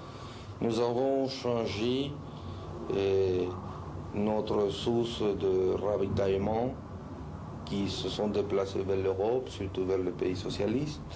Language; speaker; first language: French; non-native, fluent; Spanish